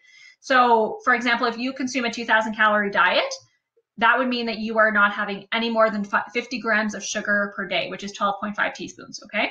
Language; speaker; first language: English; native; English